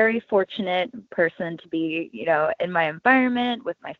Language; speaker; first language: English; native; English